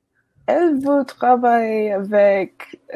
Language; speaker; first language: French; non-native, learner; English